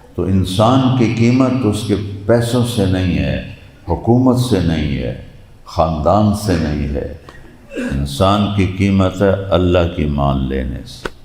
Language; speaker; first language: Urdu; non-native, local second language; Punjabi